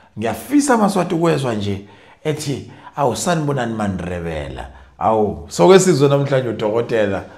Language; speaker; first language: Zulu; native; Zulu